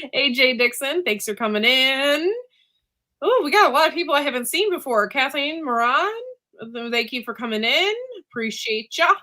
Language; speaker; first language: English; native; English